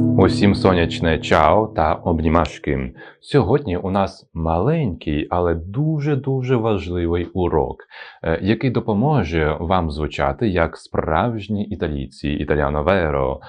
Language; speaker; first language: Ukrainian; non-native, local second language; Russian